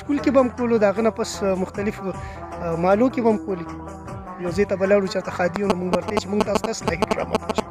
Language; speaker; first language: Pashto; non-native, local second language; Khowar